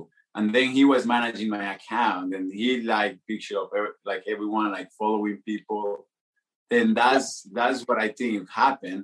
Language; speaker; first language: English; non-native, fluent; Spanish